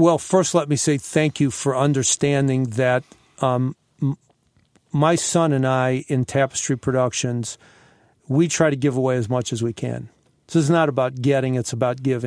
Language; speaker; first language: English; native; English